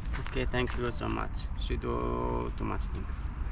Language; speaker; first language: English; non-native, learner; Arabic